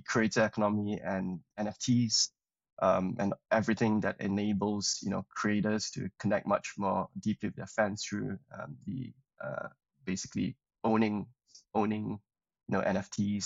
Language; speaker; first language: English; non-native, local second language; Chinese